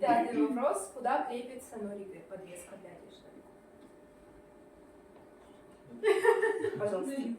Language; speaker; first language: Russian; native; Russian